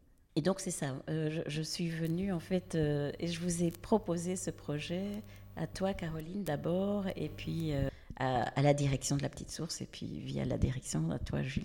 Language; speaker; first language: French; native; French